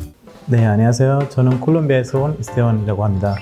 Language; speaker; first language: Korean; non-native, fluent; Spanish